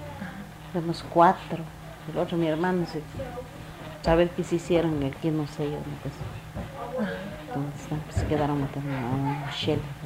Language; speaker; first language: Spanish; non-native, local second language; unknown